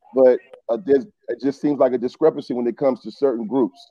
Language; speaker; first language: English; native; English